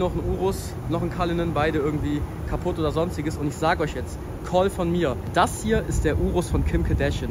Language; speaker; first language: German; native; German